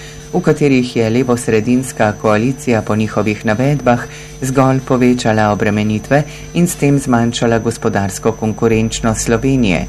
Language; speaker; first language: Slovenian; native; Slovenian